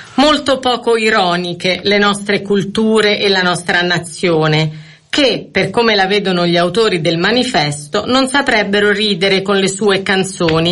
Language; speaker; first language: Italian; native; Italian